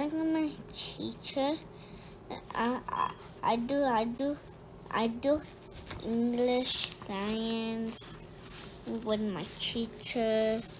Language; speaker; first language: English; early bilingual, other home language; Spanish